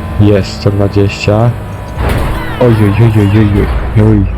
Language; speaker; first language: Polish; native; Polish